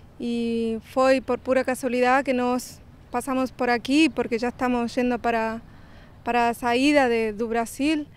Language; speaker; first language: Portuguese; non-native, learner; Spanish